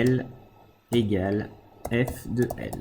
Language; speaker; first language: French; native; French